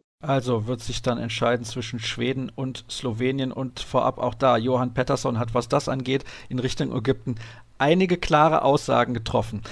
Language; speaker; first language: German; native; German